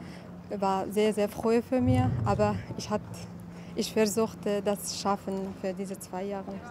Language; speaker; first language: German; non-native, learner; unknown